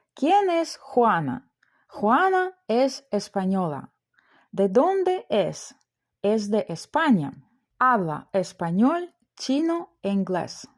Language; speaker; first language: Spanish; non-native, fluent; Ukrainian